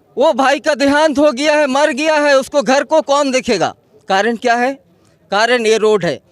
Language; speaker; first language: Hindi; non-native, local second language; Bangla